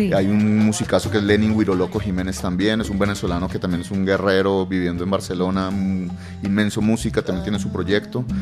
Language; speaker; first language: Spanish; native; Spanish